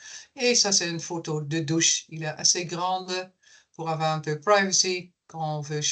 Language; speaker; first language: French; non-native, fluent; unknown